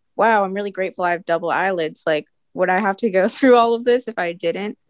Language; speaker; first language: English; early bilingual, other home language; Filipino